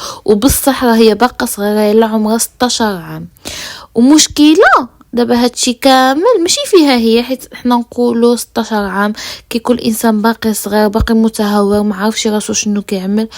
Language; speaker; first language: Arabic; native; Arabic